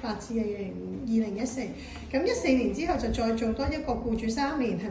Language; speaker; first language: Cantonese; native; Cantonese